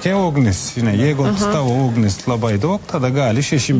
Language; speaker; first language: Lithuanian; non-native, learner; Turkish